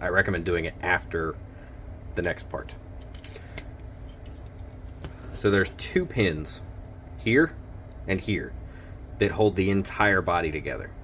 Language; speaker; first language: English; native; English